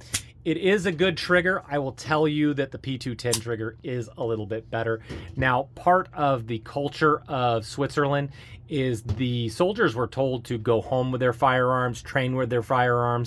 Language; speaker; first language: English; native; English